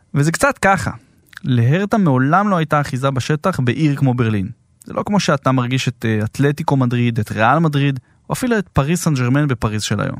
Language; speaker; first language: Hebrew; native; Hebrew